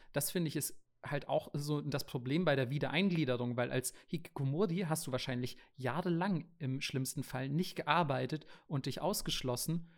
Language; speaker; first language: German; native; German